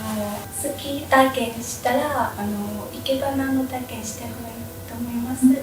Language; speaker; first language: Japanese; non-native, learner; Vietnamese